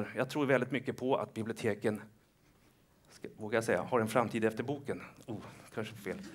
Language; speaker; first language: Swedish; native; Swedish